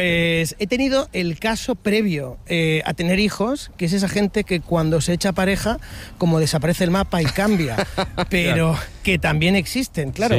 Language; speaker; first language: Spanish; native; Spanish